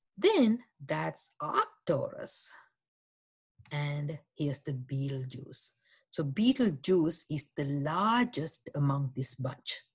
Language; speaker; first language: English; non-native, local second language; Sinhala